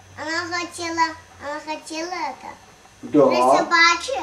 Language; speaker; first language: Russian; early bilingual, heritage; Russian